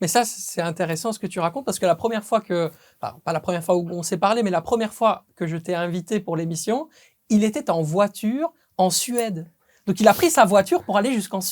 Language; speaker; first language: French; native; French